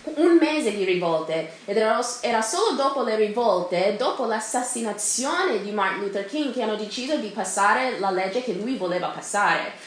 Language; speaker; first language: Italian; non-native, fluent; English